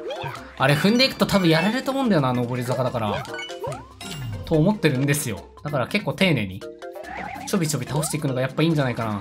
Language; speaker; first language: Japanese; native; Japanese